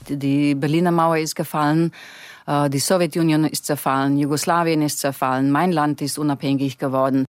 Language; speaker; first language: German; non-native, fluent; Slovenian